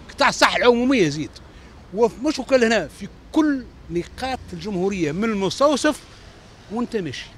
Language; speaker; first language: Arabic; native; Arabic